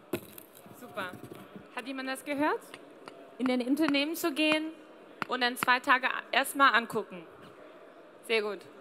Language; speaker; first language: German; non-native, fluent; English